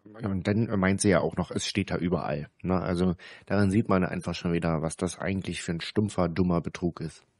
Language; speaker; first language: German; native; German